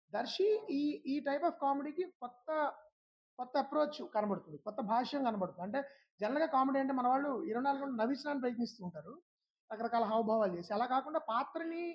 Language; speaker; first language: Telugu; native; Telugu